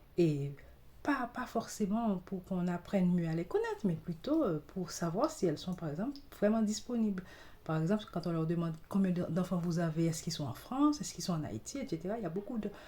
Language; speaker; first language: French; non-native, local second language; Haitian Creole